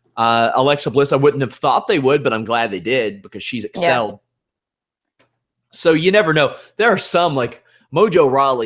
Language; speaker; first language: English; native; English